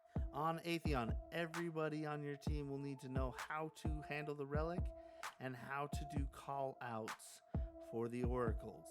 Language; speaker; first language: English; native; English